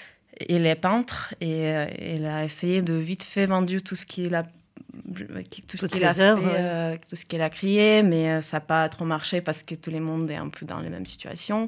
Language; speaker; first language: French; non-native, fluent; Russian